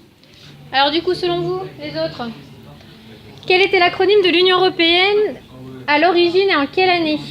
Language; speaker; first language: French; native; French